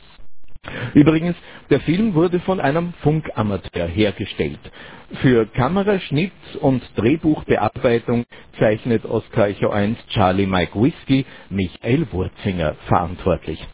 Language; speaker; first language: German; native; German